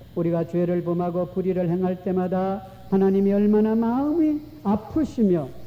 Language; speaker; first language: Korean; native; Korean